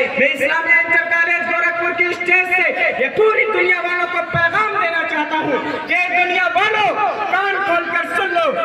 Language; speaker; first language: Urdu; native; Urdu